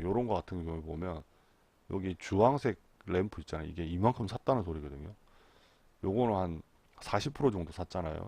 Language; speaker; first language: Korean; native; Korean